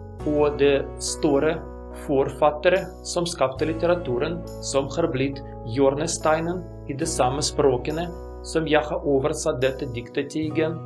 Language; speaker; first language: Norwegian; non-native, learner; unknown